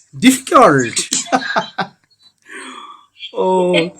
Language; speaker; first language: English; non-native, learner; Bangla